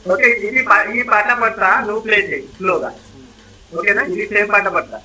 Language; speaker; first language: Telugu; non-native, local second language; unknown